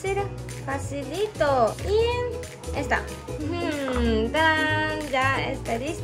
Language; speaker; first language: Spanish; non-native, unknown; Japanese